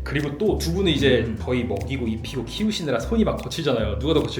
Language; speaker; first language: Korean; native; Korean